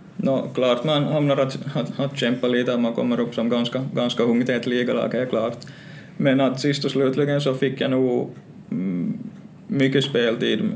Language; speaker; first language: Swedish; native; Swedish